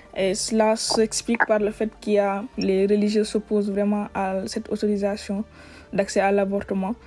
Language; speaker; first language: French; non-native, local second language; Wolof